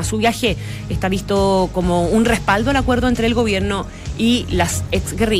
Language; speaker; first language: Spanish; native; Spanish